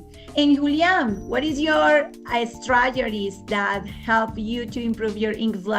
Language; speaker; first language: English; non-native, fluent; Spanish